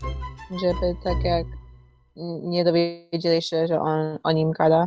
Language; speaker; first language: Polish; early bilingual, heritage; Polish